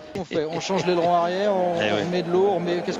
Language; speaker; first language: French; native; French